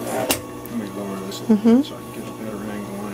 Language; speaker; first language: English; native; English